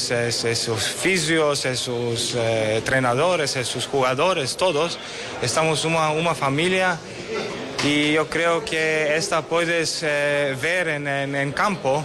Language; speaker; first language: Spanish; non-native, learner; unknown